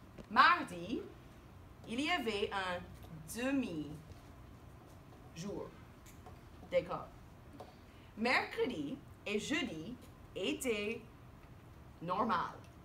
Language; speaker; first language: French; non-native, fluent; English